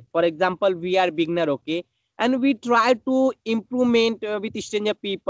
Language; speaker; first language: English; non-native, learner; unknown